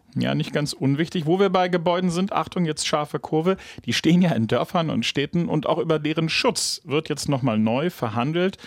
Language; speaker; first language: German; native; German